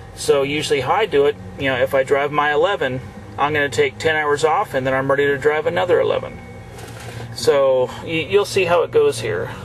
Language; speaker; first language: English; native; English